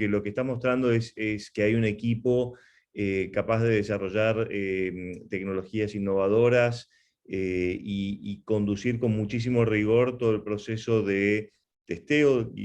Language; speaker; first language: Spanish; native; Spanish